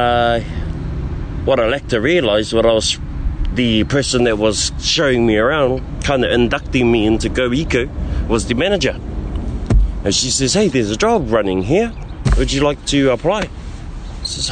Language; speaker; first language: English; native; English